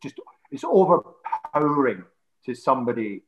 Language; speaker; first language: English; native; English